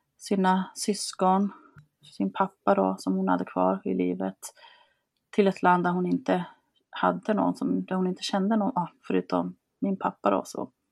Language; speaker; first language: Swedish; early bilingual, other home language; Spanish